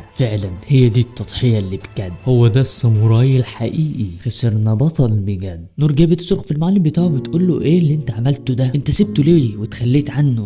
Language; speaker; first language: Arabic; native; Arabic